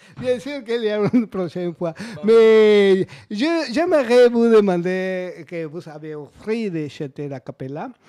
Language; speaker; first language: French; non-native, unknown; Spanish